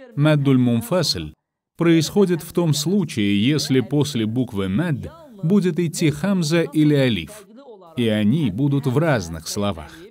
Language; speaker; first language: Russian; non-native, fluent; Azerbaijani